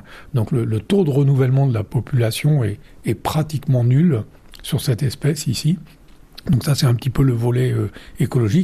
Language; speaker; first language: French; native; French